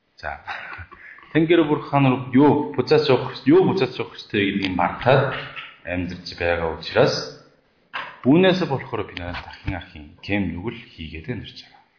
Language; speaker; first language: Mongolian; non-native, fluent; Korean